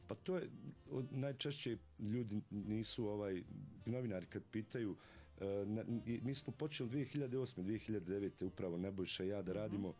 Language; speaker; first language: Serbian; native; Serbian